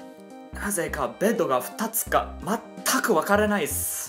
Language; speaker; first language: Japanese; non-native, fluent; English